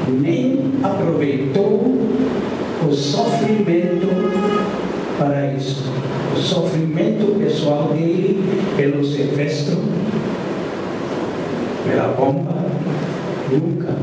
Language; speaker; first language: Portuguese; non-native, fluent; German